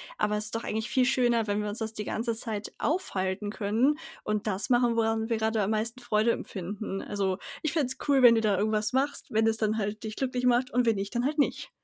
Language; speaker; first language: German; native; German